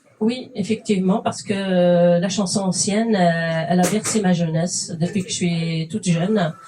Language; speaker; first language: French; non-native, fluent; Kabyle